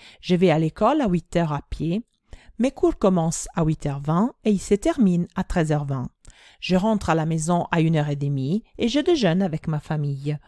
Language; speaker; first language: French; non-native, fluent; Italian